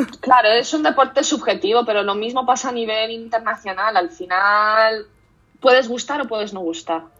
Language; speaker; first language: Spanish; early bilingual, other home language; Russian